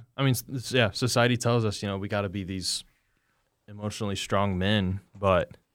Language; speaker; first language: English; native; English